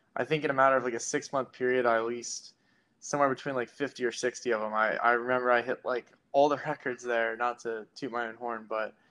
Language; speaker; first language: English; native; English